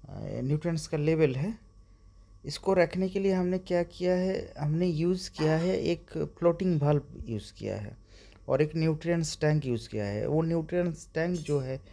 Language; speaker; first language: Hindi; non-native, local second language; Bangla